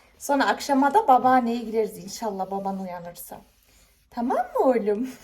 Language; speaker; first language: Turkish; early bilingual, heritage; Turkish